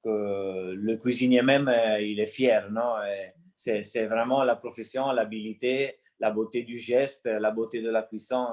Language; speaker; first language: French; non-native, fluent; Italian